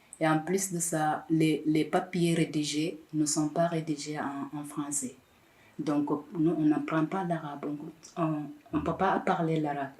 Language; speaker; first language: French; non-native, local second language; Wolof